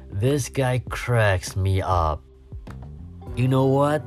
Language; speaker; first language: English; non-native, fluent; Chinese